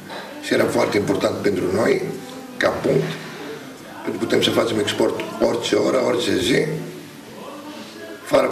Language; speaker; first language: Romanian; non-native, learner; Greek